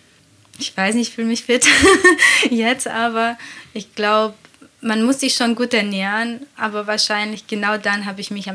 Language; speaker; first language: German; non-native, fluent; Latvian